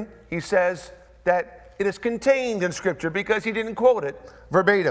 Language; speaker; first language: English; native; English